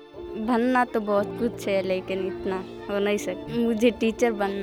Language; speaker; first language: Hindi; native; Hindi